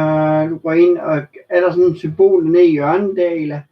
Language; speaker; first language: Danish; native; Danish